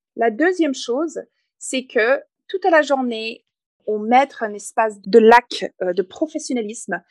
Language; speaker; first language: French; non-native, fluent; English